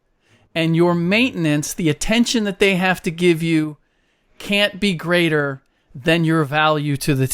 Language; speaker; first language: English; native; English